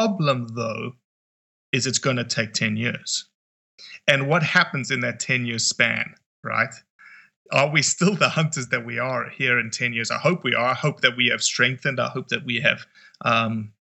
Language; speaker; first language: English; native; English